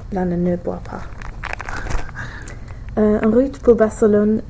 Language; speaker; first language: French; non-native, learner; English